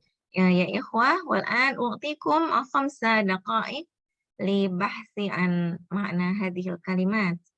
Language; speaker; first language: Arabic; non-native, fluent; Indonesian